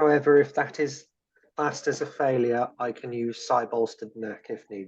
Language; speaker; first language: English; native; English